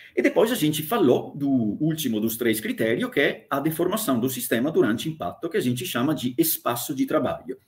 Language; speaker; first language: Portuguese; non-native, fluent; Italian